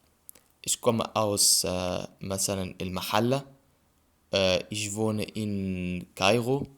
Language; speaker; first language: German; non-native, fluent; Arabic